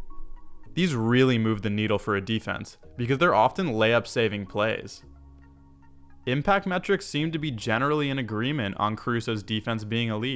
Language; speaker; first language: English; native; English